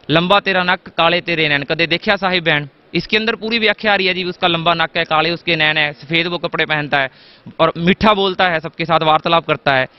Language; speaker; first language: Hindi; native; Hindi